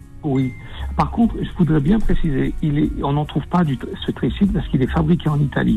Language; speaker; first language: French; native; French